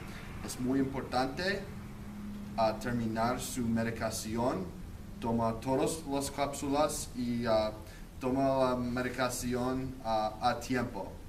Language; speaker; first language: Spanish; non-native, learner; English